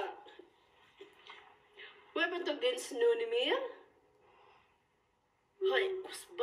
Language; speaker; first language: Dutch; non-native, learner; Filipino